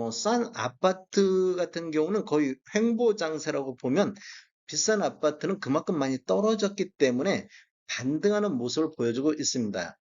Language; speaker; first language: Korean; native; Korean